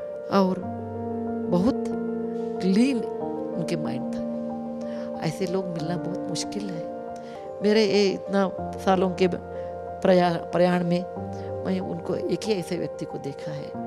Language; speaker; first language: Hindi; non-native, local second language; Kannada